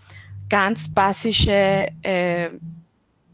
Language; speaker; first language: German; non-native, fluent; Spanish